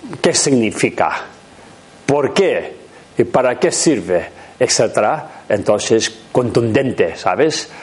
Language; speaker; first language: Spanish; non-native, learner; Tibetan